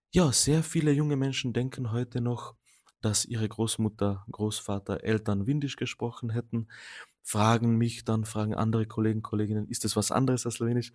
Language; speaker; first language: German; non-native, local second language; Slovenian